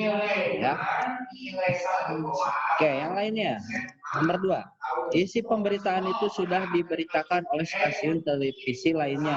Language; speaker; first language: Indonesian; native; Indonesian